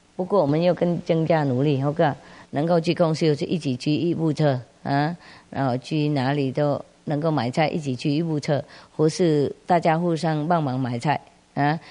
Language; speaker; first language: Chinese; non-native, fluent; Vietnamese